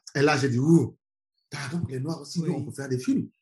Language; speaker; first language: French; non-native, local second language; Wolof